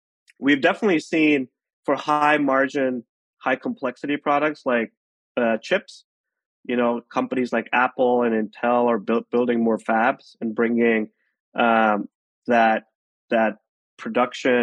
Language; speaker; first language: English; non-native, local second language; Hindi